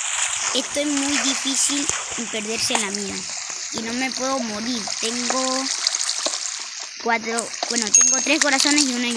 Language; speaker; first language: Spanish; native; Spanish